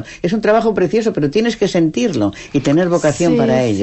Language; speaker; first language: Spanish; native; Spanish